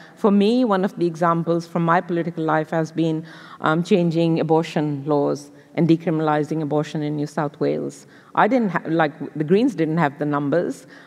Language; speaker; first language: English; non-native, local second language; Urdu